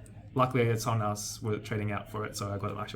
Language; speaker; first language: English; native; English